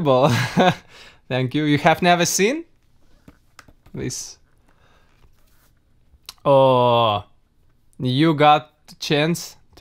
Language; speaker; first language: English; non-native, learner; Russian